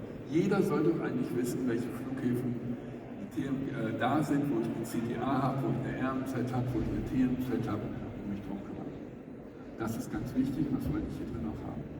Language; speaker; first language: German; native; German